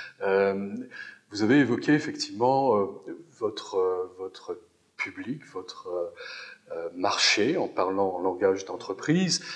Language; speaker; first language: French; native; French